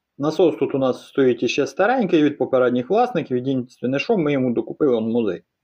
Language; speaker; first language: Ukrainian; native; Ukrainian